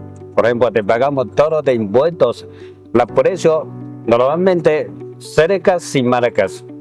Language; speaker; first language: Spanish; non-native, learner; Chinese